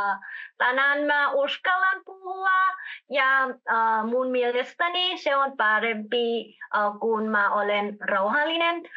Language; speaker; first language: Finnish; non-native, learner; Vietnamese